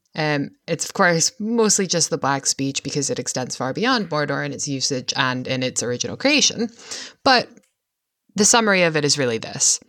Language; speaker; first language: English; native; English